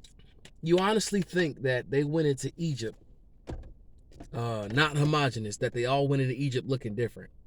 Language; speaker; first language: English; native; English